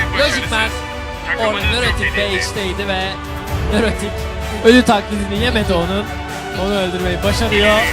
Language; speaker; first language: Turkish; native; Turkish